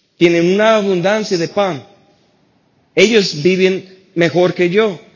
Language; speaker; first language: Spanish; non-native, fluent; English